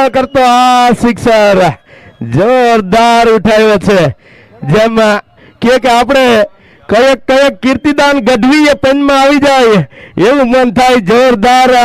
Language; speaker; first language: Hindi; non-native, local second language; Gujarati